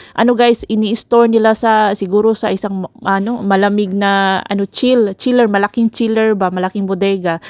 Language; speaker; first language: Filipino; non-native, local second language; Cebuano